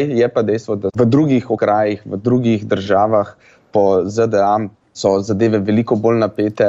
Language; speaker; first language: Slovenian; native; Slovenian